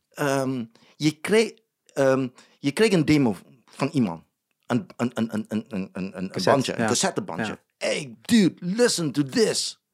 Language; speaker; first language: Dutch; non-native, fluent; English